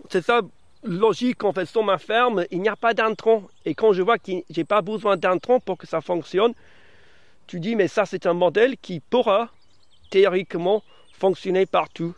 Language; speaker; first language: French; early bilingual, other home language; English